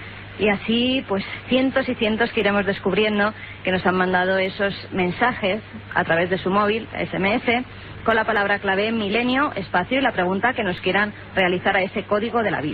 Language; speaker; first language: Spanish; native; Spanish